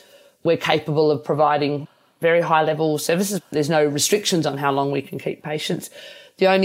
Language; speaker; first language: English; native; English